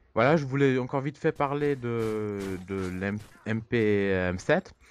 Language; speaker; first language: French; non-native, fluent; German